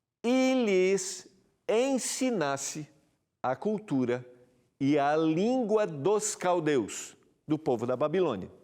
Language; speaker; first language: Portuguese; native; Portuguese